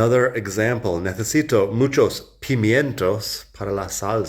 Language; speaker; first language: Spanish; non-native, fluent; English